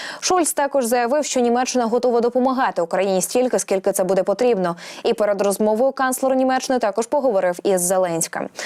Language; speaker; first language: Ukrainian; native; Ukrainian